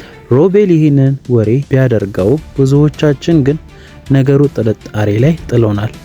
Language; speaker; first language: Amharic; native; Amharic